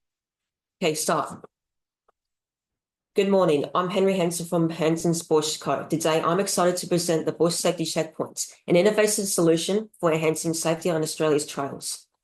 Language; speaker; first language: English; native; English